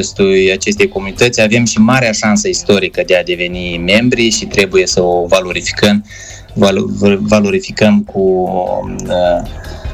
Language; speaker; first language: Romanian; native; Romanian